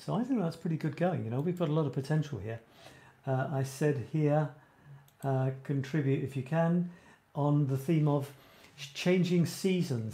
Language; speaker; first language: English; native; English